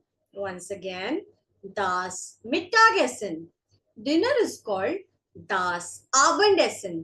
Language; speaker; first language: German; non-native, fluent; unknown